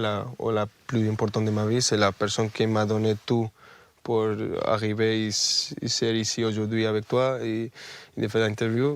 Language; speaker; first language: French; non-native, fluent; Spanish